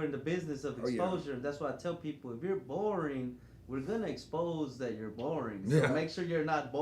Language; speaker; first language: English; native; English